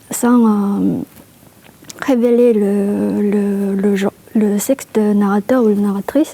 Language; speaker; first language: French; non-native, fluent; Korean